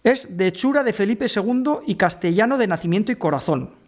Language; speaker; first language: Spanish; native; Spanish